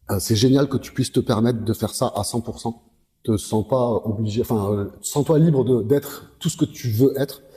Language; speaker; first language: French; native; French